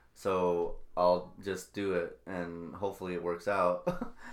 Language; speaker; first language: English; native; English